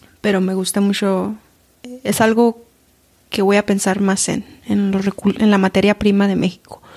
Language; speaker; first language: Spanish; early bilingual, heritage; Spanish